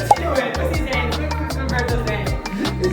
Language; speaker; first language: Italian; non-native, learner; English